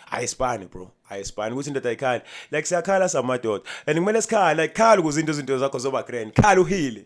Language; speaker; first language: Zulu; native; Zulu